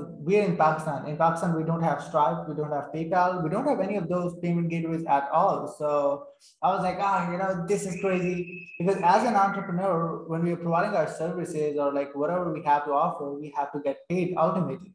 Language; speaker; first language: English; non-native, fluent; Urdu